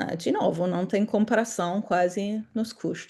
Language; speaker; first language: Portuguese; non-native, fluent; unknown